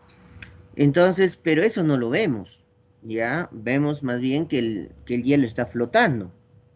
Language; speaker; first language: Spanish; native; Spanish